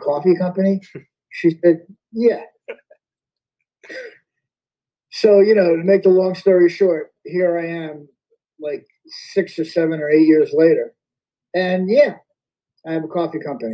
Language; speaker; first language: English; native; English